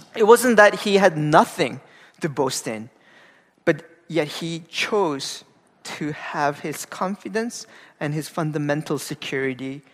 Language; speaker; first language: English; non-native, fluent; Korean